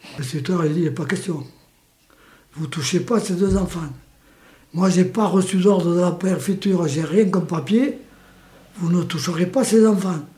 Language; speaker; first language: French; early bilingual, other home language; Spanish